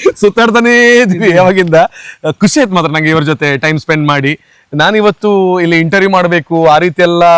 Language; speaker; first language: Kannada; native; Kannada